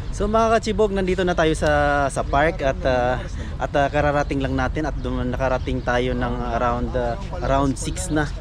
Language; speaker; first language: Filipino; non-native, local second language; Cebuano